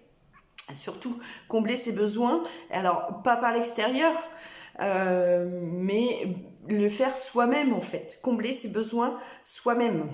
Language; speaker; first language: French; native; French